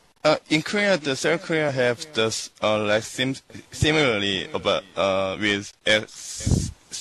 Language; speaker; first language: English; non-native, learner; Korean